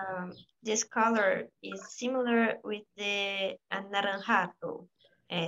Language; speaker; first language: English; non-native, fluent; Portuguese